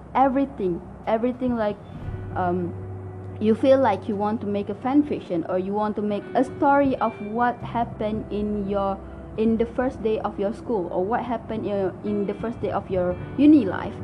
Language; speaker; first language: English; non-native, local second language; Malay